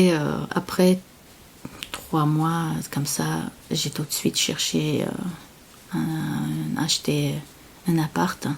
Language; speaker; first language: French; non-native, learner; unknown